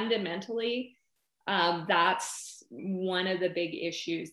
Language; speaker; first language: English; native; English